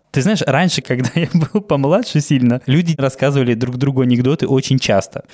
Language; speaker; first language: Russian; native; Russian